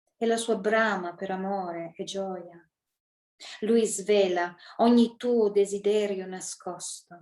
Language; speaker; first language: Italian; early bilingual, other home language; English